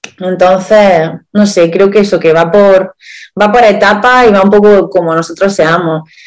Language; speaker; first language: Spanish; native; Spanish